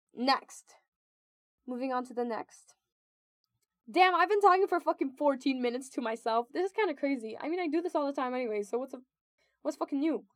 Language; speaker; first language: English; non-native, local second language; Filipino